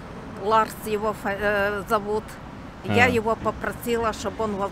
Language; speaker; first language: Russian; native; Russian